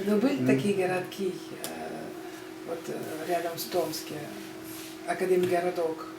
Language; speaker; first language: Russian; non-native, fluent; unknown